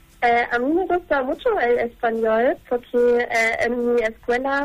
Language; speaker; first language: Spanish; non-native, learner; German